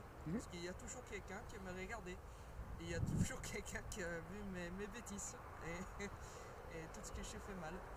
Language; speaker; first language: French; non-native, fluent; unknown